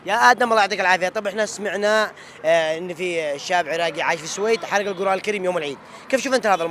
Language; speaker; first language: Arabic; native; Arabic